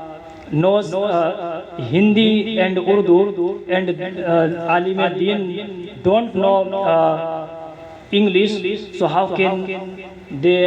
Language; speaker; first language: English; non-native, learner; Urdu